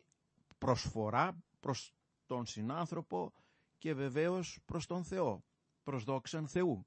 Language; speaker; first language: Greek; native; Greek